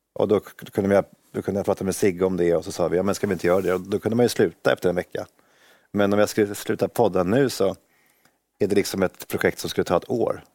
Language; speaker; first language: Swedish; native; Swedish